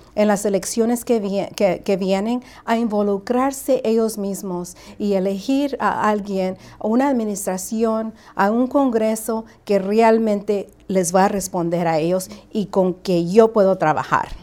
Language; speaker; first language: Spanish; early bilingual, heritage; Spanish